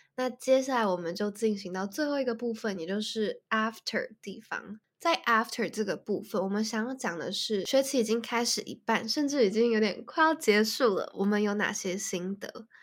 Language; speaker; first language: Chinese; native; Chinese